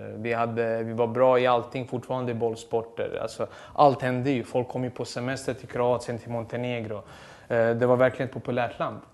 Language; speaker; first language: Swedish; early bilingual, other home language; Serbian